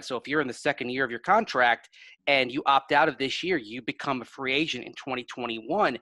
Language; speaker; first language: English; native; English